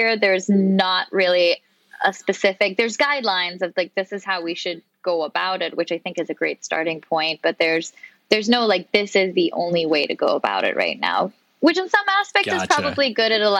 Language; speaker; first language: English; non-native, local second language; Urdu